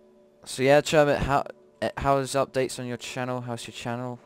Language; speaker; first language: English; native; English